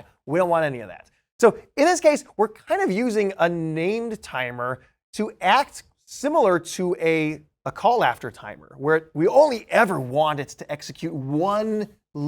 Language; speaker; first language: English; native; English